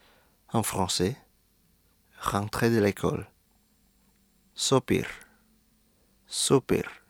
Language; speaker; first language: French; non-native, fluent; Indonesian